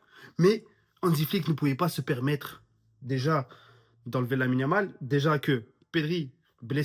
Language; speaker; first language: French; native; French